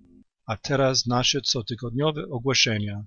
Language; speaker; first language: Polish; native; Polish